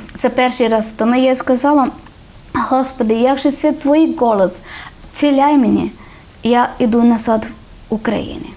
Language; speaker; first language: Ukrainian; non-native, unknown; Malayalam